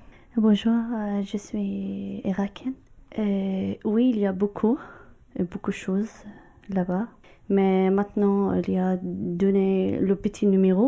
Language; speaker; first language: French; non-native, learner; Arabic